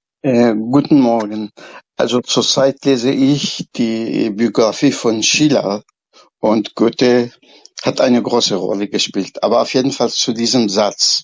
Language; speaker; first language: German; non-native, fluent; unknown